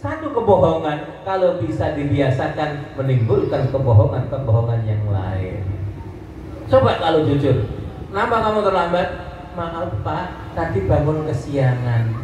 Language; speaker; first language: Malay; non-native, local second language; Javanese